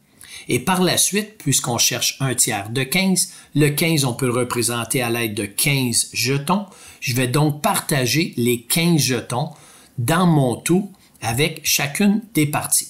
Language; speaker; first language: French; native; French